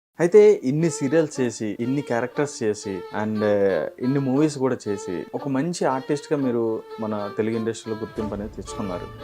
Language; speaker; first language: Telugu; native; Telugu